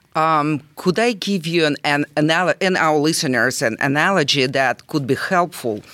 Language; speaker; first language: English; non-native, fluent; Russian